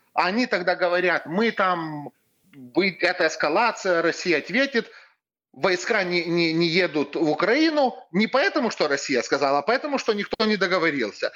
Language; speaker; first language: Russian; non-native, fluent; Lithuanian